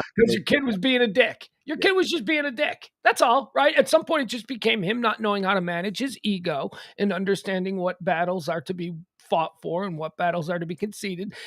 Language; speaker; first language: English; native; English